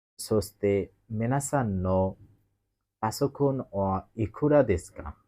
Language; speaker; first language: Japanese; non-native, learner; Bangla